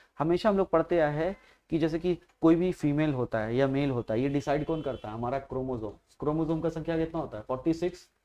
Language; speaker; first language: Hindi; native; Hindi